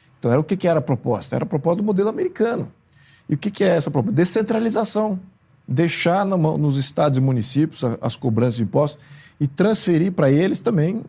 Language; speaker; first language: Portuguese; native; Portuguese